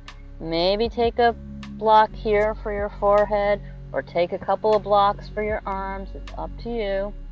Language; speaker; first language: English; native; English